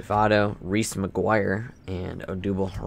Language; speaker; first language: English; native; English